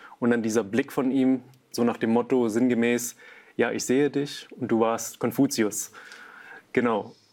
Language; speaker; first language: German; early bilingual, other home language; Vietnamese